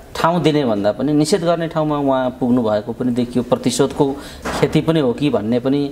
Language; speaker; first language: Nepali; native; Nepali